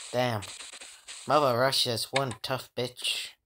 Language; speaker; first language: English; native; English